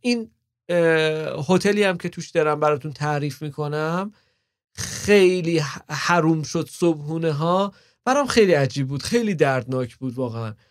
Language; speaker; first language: Persian; native; Persian